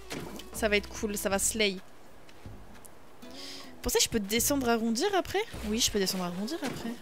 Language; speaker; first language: French; native; French